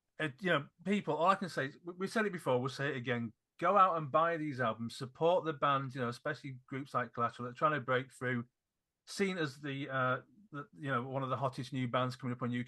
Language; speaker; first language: English; native; English